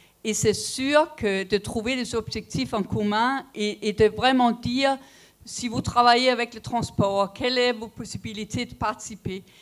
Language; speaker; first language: French; non-native, fluent; Danish